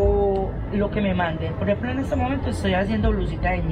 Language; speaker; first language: Spanish; native; Spanish